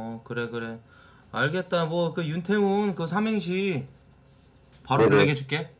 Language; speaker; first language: Korean; native; Korean